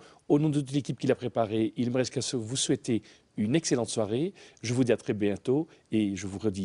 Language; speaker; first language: French; native; French